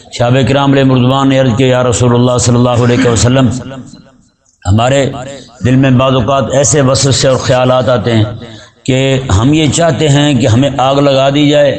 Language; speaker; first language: Urdu; non-native, local second language; Punjabi